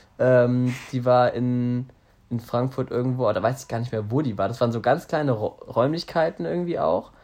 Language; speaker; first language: German; native; German